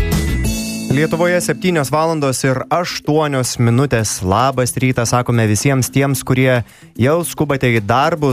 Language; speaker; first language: Lithuanian; native; Lithuanian